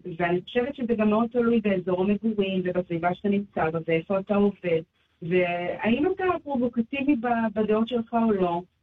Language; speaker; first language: Hebrew; native; Hebrew